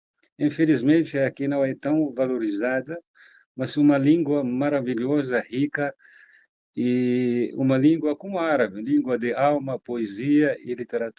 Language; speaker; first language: Portuguese; non-native, fluent; Arabic